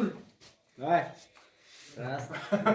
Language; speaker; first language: Russian; non-native, learner; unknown